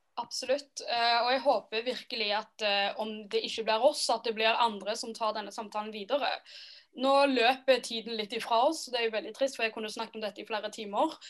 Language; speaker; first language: Norwegian; native; Norwegian